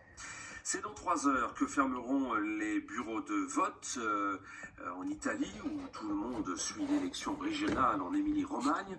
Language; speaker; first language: French; native; French